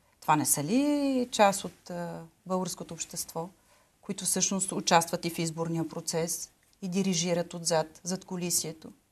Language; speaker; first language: Bulgarian; native; Bulgarian